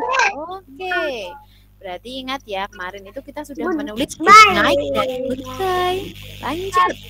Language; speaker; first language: Indonesian; native; Indonesian